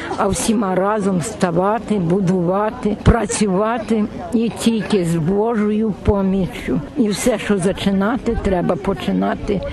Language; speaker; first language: Ukrainian; native; Ukrainian